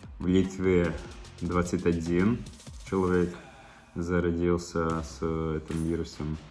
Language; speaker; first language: Russian; non-native, local second language; Latvian